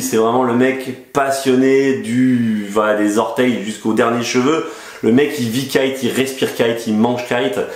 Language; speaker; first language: French; native; French